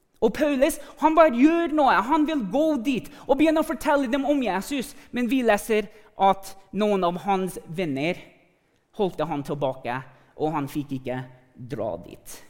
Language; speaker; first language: Norwegian; non-native, fluent; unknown